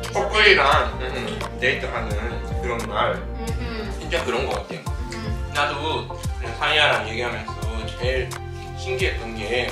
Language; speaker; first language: Korean; non-native, fluent; Japanese